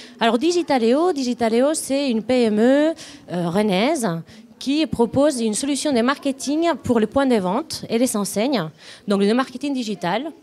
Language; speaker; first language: French; non-native, fluent; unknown